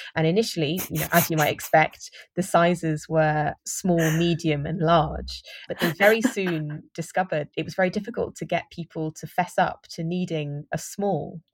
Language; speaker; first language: English; native; English